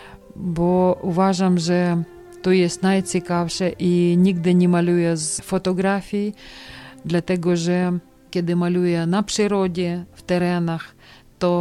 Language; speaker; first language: Polish; non-native, fluent; Ukrainian